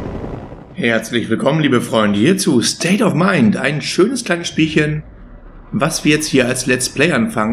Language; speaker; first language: German; native; German